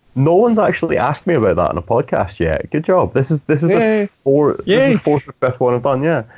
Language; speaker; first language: English; native; English